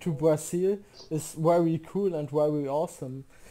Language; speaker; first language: English; non-native, learner; German